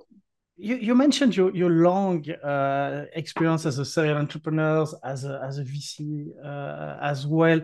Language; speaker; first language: English; non-native, fluent; French